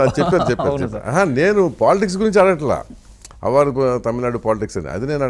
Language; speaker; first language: Telugu; native; Telugu